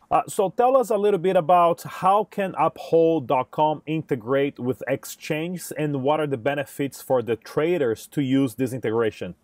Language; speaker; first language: English; non-native, fluent; Portuguese